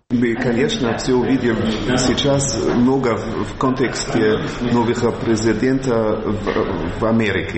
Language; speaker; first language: Russian; non-native, fluent; German